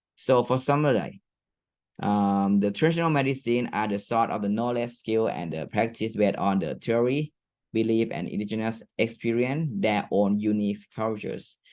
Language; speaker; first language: English; non-native, fluent; Thai